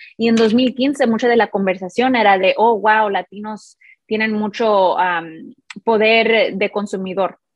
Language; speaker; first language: Spanish; early bilingual, heritage; Spanish